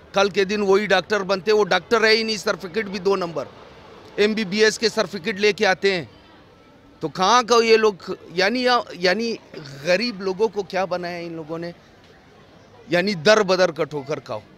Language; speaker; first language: Urdu; non-native, fluent; Persian